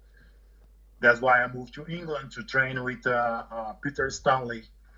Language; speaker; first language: English; non-native, learner; Portuguese